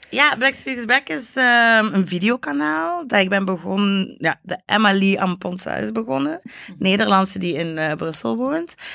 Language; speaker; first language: Dutch; native; Dutch